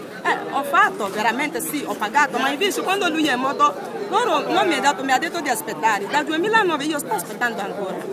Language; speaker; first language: Italian; non-native, learner; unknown